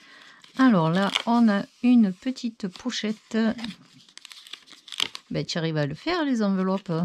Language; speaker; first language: French; native; French